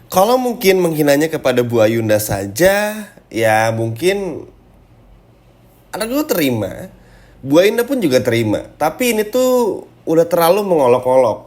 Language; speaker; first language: Indonesian; native; Indonesian